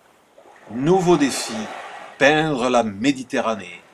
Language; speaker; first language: French; native; French